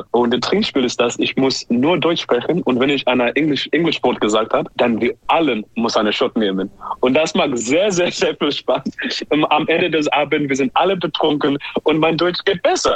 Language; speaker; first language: German; non-native, learner; English